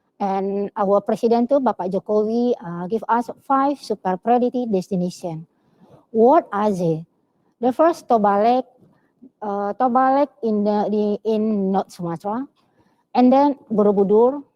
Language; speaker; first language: English; non-native, learner; Indonesian